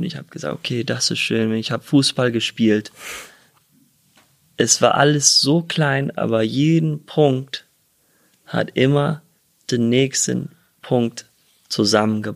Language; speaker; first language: German; early bilingual, heritage; German